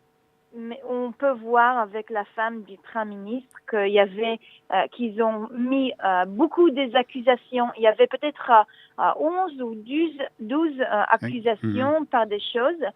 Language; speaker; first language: French; non-native, learner; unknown